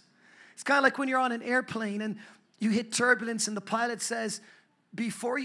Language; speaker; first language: English; native; English